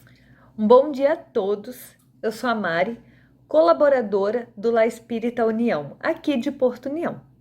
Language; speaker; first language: Portuguese; native; Portuguese